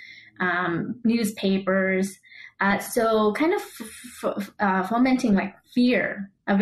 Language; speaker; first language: English; native; English